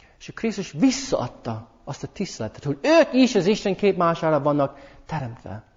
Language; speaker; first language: Hungarian; early bilingual, heritage; English